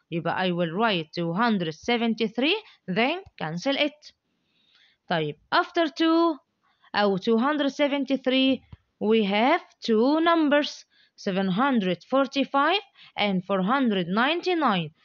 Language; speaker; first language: English; non-native, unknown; Arabic